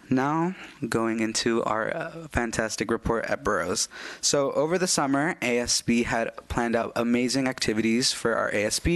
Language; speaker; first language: English; early bilingual, other home language; Spanish